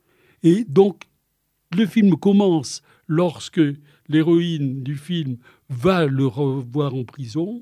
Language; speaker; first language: French; native; French